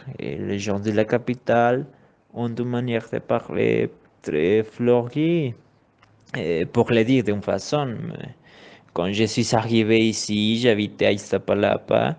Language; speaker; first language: French; non-native, learner; Spanish